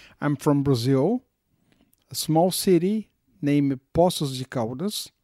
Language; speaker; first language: English; non-native, learner; Portuguese